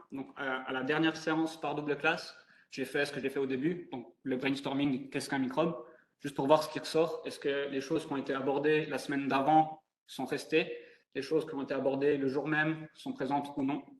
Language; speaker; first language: French; native; French